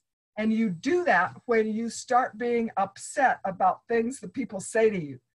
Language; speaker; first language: English; native; English